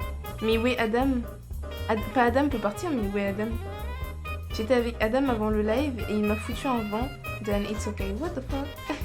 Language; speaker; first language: French; native; French